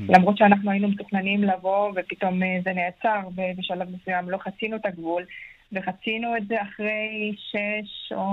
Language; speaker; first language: Hebrew; early bilingual, heritage; Arabic